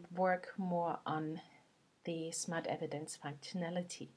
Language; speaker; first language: English; non-native, fluent; German